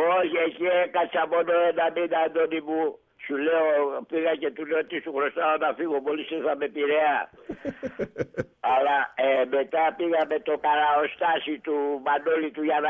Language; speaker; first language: Greek; native; Greek